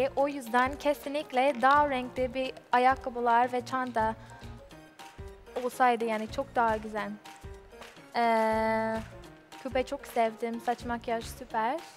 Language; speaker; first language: Turkish; non-native, learner; English